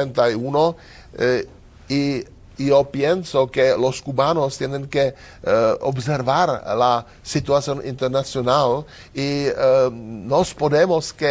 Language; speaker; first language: Spanish; non-native, learner; Czech